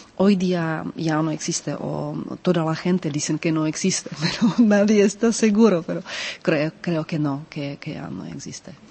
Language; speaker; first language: Spanish; non-native, fluent; Czech